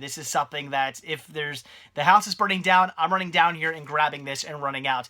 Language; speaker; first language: English; native; English